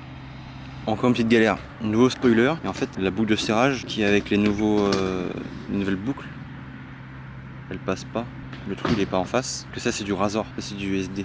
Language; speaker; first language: French; native; French